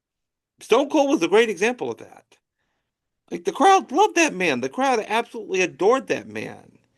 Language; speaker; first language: English; native; English